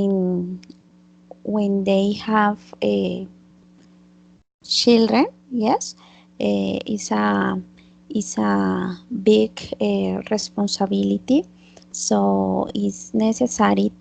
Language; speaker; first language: English; non-native, learner; Spanish